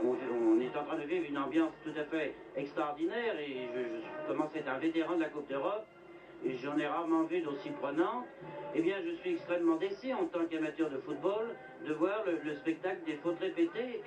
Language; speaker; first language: French; native; French